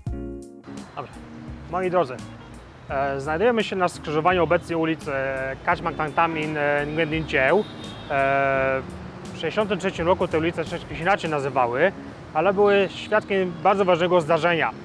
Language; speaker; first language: Polish; native; Polish